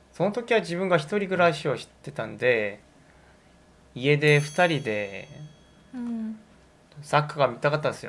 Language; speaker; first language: Japanese; non-native, fluent; Korean